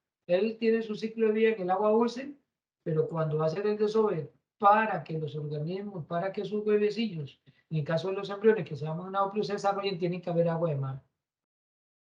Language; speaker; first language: Spanish; native; Spanish